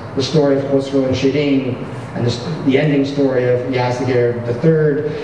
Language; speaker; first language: English; native; English